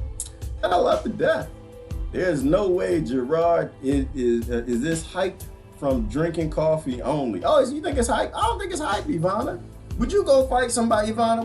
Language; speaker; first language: English; native; English